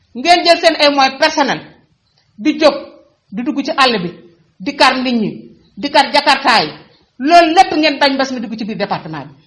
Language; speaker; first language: Wolof; native; Wolof